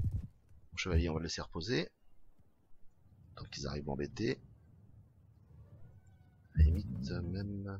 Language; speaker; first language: French; native; French